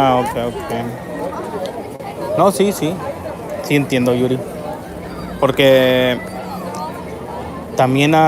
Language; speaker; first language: Spanish; early bilingual, heritage; Spanish